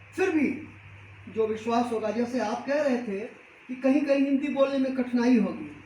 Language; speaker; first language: Hindi; native; Hindi